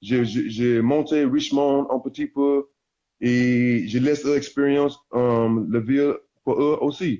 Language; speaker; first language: French; non-native, learner; English